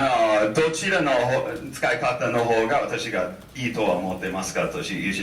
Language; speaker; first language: Japanese; non-native, fluent; English